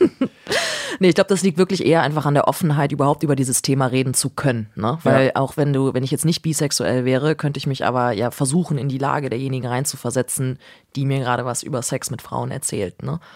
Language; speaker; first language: German; native; German